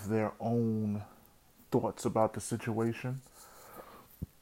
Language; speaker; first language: English; native; English